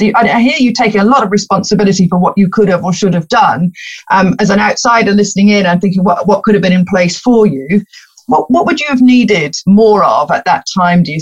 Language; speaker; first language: English; native; English